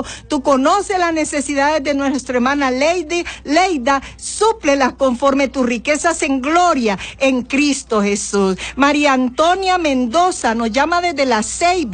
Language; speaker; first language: Spanish; native; Spanish